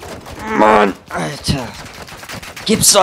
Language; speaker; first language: German; native; German